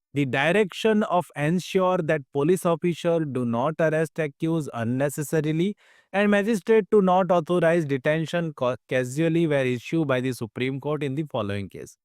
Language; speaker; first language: English; non-native, local second language; Gujarati